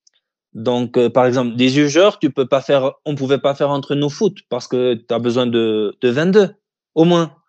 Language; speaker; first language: French; early bilingual, heritage; French